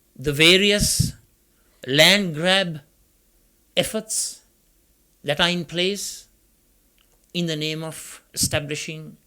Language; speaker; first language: English; non-native, local second language; Sinhala